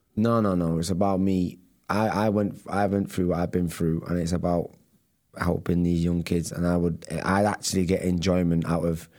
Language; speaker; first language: English; native; English